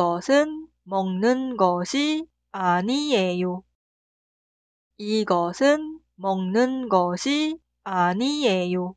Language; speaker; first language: Korean; non-native, fluent; Spanish